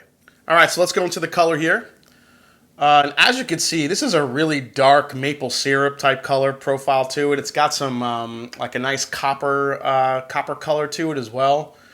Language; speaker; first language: English; native; English